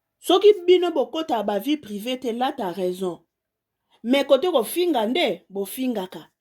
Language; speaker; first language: Lingala; native; Lingala